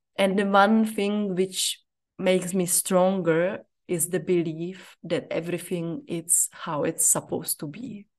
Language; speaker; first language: English; non-native, fluent; Czech